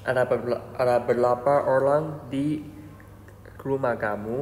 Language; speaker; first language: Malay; non-native, fluent; Chinese